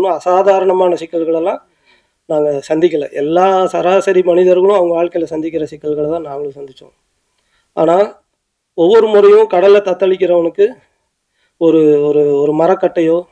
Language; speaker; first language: Tamil; native; Tamil